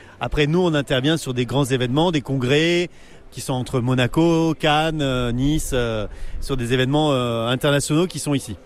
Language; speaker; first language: French; native; French